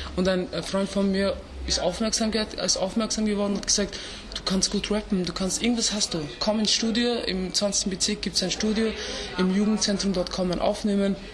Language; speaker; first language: German; early bilingual, other home language; Turkish